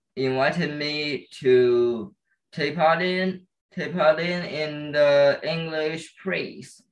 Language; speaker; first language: English; non-native, learner; Chinese